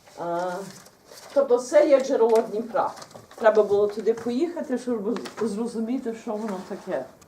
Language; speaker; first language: Ukrainian; early bilingual, heritage; Ukrainian